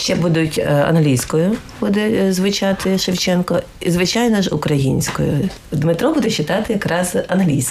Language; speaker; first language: Ukrainian; native; Ukrainian